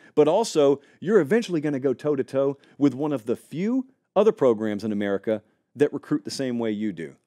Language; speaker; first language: English; native; English